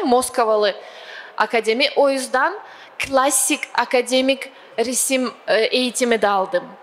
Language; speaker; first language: Turkish; non-native, fluent; Russian